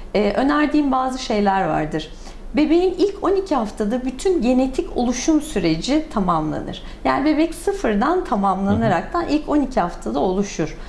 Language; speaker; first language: Turkish; native; Turkish